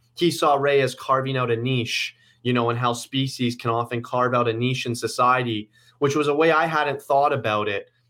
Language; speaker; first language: English; native; English